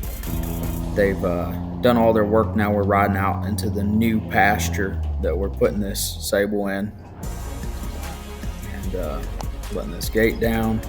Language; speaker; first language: English; native; English